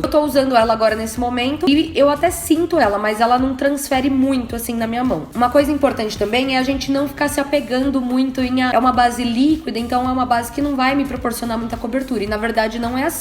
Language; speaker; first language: Portuguese; native; Portuguese